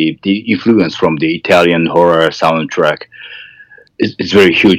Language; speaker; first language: English; non-native, fluent; Japanese